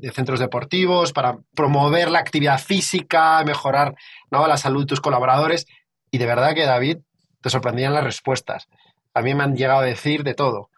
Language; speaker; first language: Spanish; native; Spanish